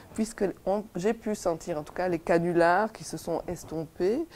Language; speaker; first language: French; native; French